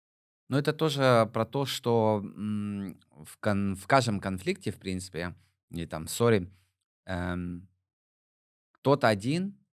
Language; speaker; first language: Russian; native; Russian